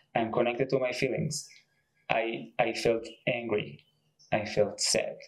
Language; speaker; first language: English; non-native, fluent; Hebrew